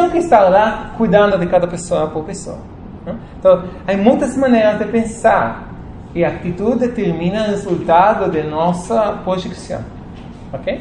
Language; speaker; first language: Portuguese; non-native, fluent; Spanish